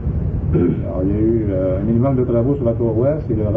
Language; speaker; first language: French; native; French